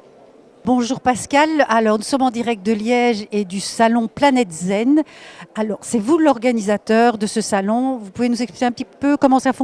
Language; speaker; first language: French; native; French